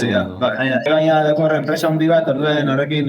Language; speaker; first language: Basque; native; Basque